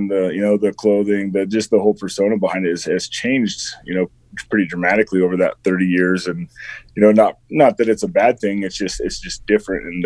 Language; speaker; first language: English; native; English